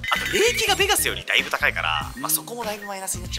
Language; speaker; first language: Japanese; native; Japanese